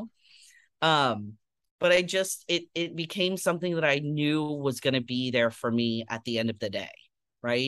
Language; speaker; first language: English; native; English